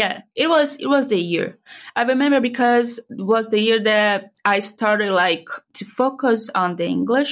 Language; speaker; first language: English; non-native, fluent; Portuguese